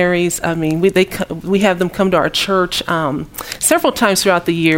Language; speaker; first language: English; native; English